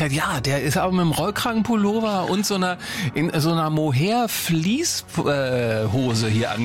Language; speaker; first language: German; native; German